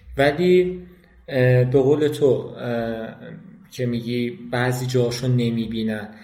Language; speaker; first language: Persian; non-native, local second language; Azerbaijani